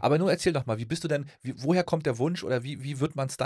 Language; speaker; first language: German; native; German